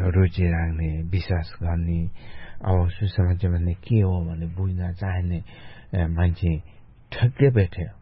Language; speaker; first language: Nepali; non-native, local second language; Sherpa